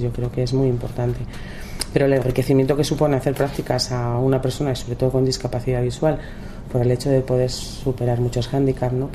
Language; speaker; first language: Spanish; native; Spanish